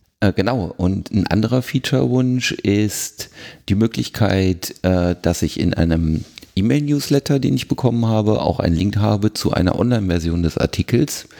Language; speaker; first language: German; native; German